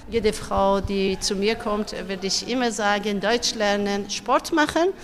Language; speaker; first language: German; non-native, fluent; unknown